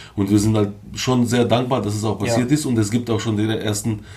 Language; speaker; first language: German; early bilingual, other home language; Bosnian